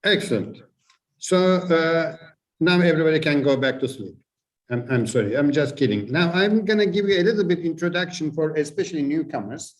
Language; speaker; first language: English; non-native, fluent; Turkish